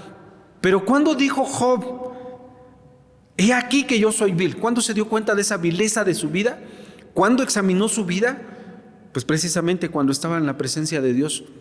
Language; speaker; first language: Spanish; native; Spanish